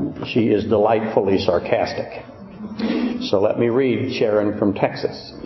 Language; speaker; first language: English; native; English